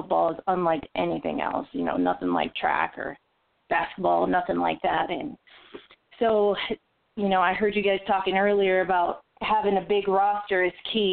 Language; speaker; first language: English; native; English